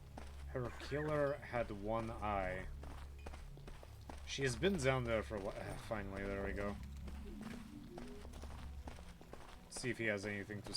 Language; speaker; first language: English; native; English